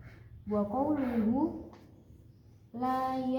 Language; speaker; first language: Arabic; non-native, learner; Indonesian